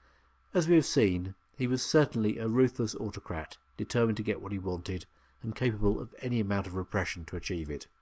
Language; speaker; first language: English; native; English